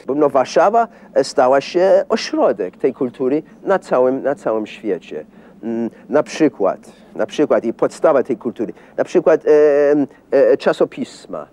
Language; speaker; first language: Polish; non-native, fluent; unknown